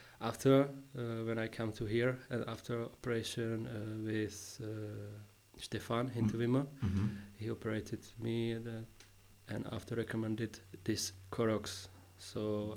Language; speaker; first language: English; non-native, learner; Czech